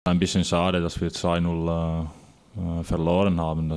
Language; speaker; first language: German; non-native, fluent; Finnish